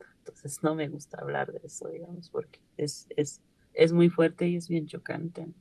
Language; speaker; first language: Spanish; non-native, local second language; Aymara